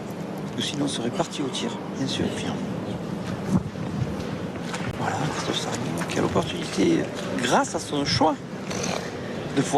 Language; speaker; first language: French; native; French